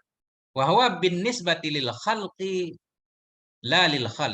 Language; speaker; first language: Arabic; non-native, fluent; Indonesian